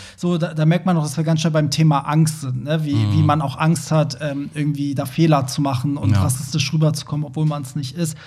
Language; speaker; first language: German; native; German